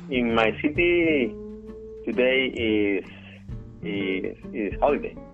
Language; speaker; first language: English; non-native, learner; Spanish